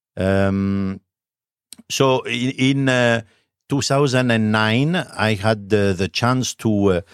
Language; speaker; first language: English; non-native, fluent; French